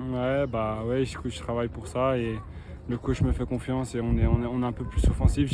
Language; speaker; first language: French; native; French